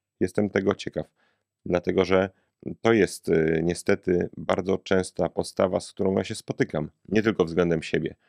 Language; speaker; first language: Polish; native; Polish